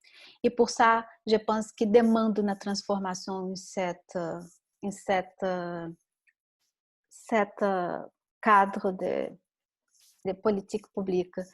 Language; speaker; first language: French; non-native, learner; Portuguese